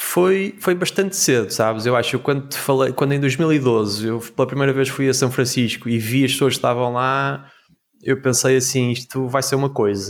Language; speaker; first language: Portuguese; native; Portuguese